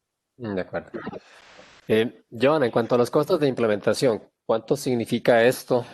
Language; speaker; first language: Spanish; native; Spanish